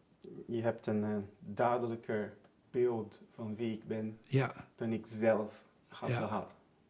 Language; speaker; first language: Dutch; non-native, fluent; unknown